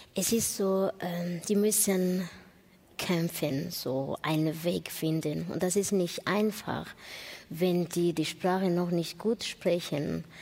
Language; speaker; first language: German; non-native, learner; Kinyarwanda